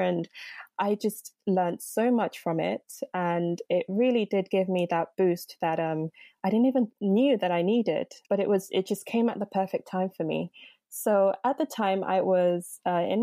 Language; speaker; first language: English; non-native, local second language; Yoruba